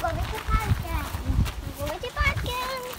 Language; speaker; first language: Swedish; non-native, learner; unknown